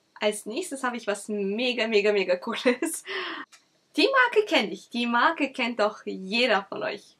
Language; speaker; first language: German; early bilingual, other home language; Russian